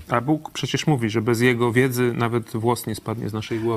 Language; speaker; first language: Polish; native; Polish